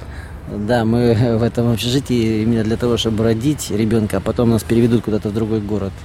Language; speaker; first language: Russian; native; Russian